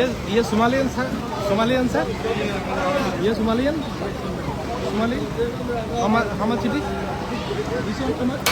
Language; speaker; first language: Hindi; non-native, learner; Bangla